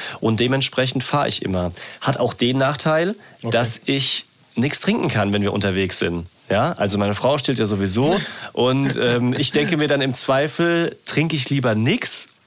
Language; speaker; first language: German; native; German